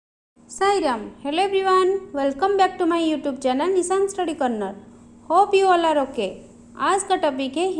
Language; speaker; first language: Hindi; non-native, local second language; Odia